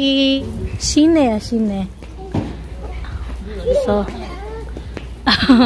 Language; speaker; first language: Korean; non-native, fluent; Filipino